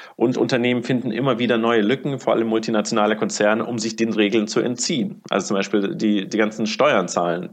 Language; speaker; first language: German; early bilingual, other home language; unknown